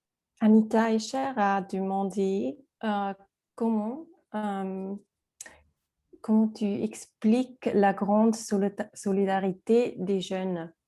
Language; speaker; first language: French; non-native, fluent; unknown